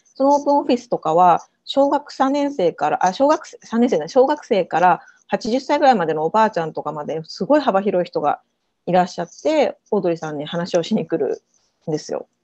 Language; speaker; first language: Japanese; native; Japanese